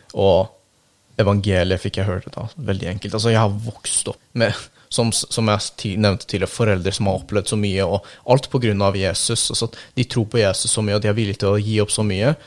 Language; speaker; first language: Norwegian; early bilingual, other home language; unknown